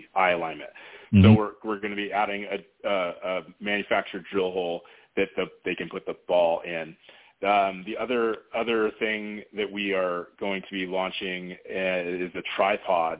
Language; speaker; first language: English; native; English